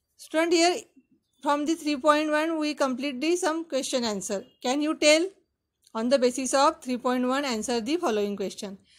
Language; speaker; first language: English; non-native, local second language; Marathi